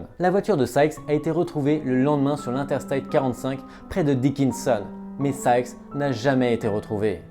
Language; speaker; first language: French; native; French